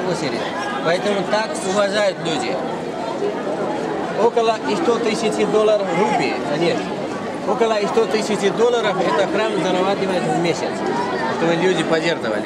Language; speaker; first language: Russian; non-native, fluent; Nepali